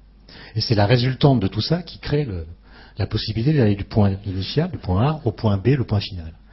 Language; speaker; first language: French; native; French